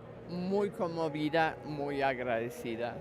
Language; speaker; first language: Spanish; non-native, fluent; German